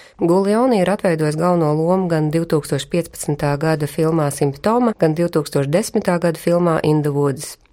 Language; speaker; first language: Latvian; native; Latvian